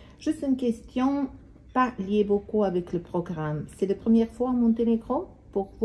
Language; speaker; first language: French; non-native, learner; Serbian